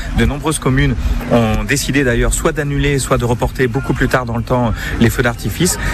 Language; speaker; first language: French; native; French